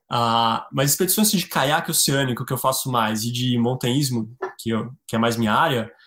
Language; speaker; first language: Portuguese; native; Portuguese